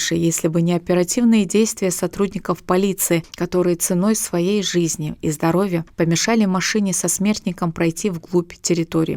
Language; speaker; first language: Russian; native; Russian